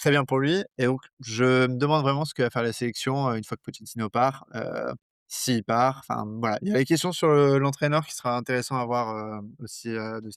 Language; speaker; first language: French; native; French